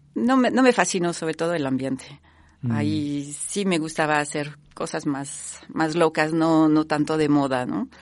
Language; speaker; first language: Spanish; non-native, fluent; French